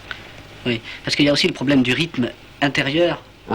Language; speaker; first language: French; native; French